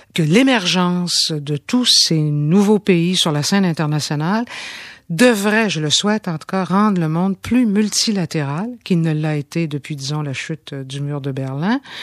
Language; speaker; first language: French; native; French